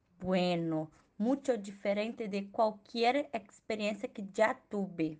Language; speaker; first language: Portuguese; non-native, learner; Spanish